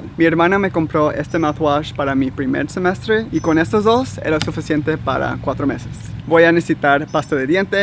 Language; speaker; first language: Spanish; early bilingual, heritage; Spanish